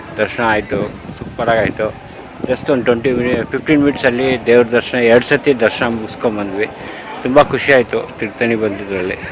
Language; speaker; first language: Kannada; non-native, local second language; Tamil